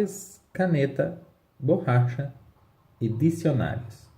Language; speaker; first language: Spanish; non-native, learner; Portuguese